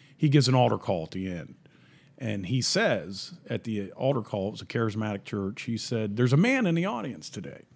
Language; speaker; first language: English; native; English